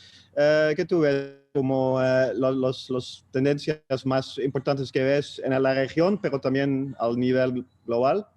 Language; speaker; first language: Spanish; non-native, fluent; Dutch